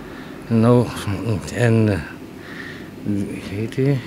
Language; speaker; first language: Dutch; non-native, local second language; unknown